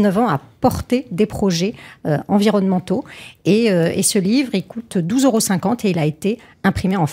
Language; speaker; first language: French; native; French